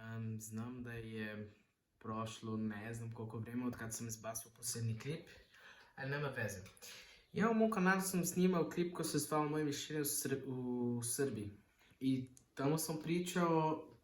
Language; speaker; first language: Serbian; non-native, learner; Portuguese